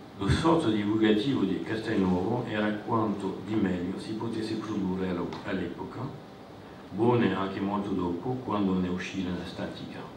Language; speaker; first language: Italian; non-native, fluent; French